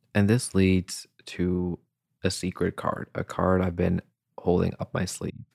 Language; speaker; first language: English; native; English